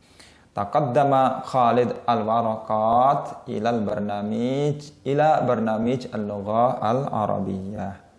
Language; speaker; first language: Arabic; non-native, fluent; Indonesian